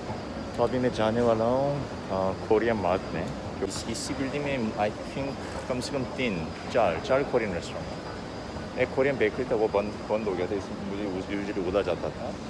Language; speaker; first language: Hindi; non-native, fluent; Korean